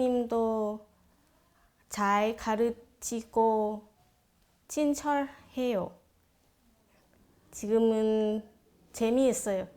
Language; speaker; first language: Korean; non-native, learner; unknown